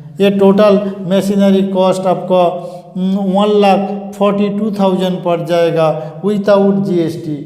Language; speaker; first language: Hindi; non-native, local second language; Bangla